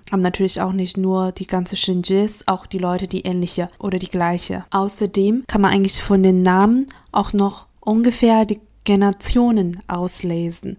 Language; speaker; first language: German; non-native, fluent; Chinese